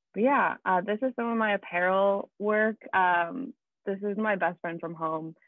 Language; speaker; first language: English; native; English